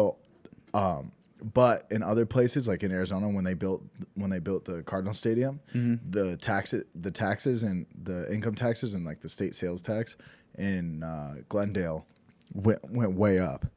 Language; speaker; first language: English; native; English